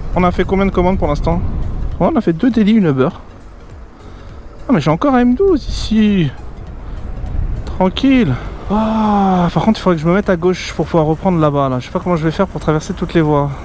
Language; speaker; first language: French; native; French